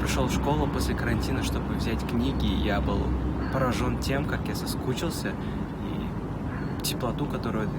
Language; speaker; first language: Russian; native; Russian